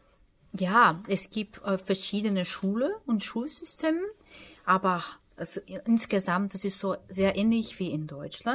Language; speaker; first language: German; non-native, fluent; Portuguese